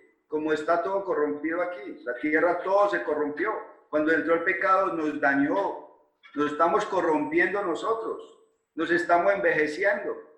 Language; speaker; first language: Spanish; native; Spanish